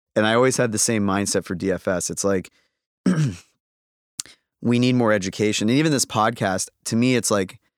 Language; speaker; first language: English; native; English